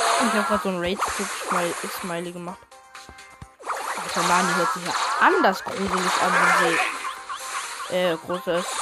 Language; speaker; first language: German; native; German